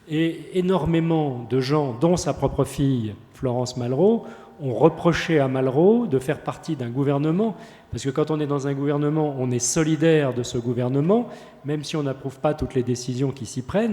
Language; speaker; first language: French; native; French